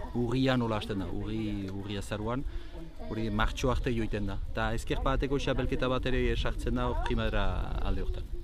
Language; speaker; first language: Basque; native; Basque